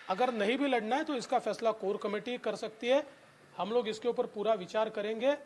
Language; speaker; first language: Hindi; non-native, local second language; Marathi